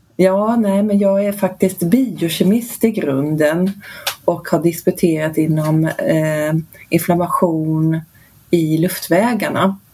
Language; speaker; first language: Swedish; early bilingual, heritage; Swedish